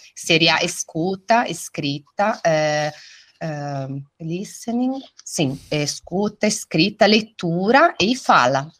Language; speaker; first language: Portuguese; non-native, fluent; Italian